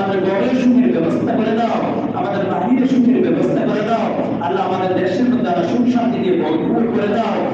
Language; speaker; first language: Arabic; non-native, fluent; Bangla